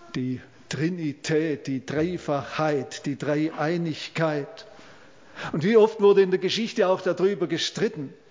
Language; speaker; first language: German; native; German